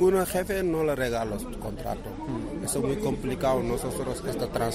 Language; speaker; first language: Spanish; non-native, learner; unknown